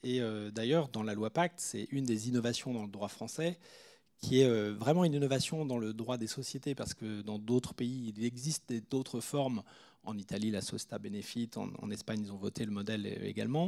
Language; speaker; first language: French; native; French